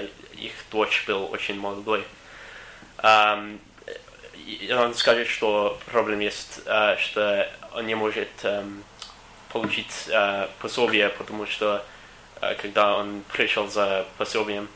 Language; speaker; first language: Russian; non-native, learner; English